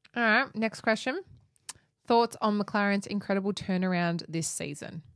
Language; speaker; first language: English; native; English